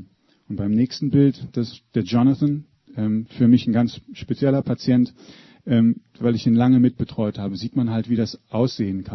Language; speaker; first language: German; native; German